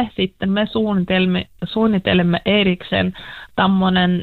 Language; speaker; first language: Finnish; non-native, learner; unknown